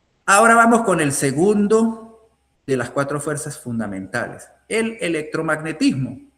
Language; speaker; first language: Spanish; native; Spanish